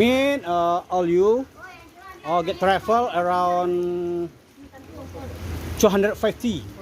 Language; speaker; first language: English; non-native, learner; Indonesian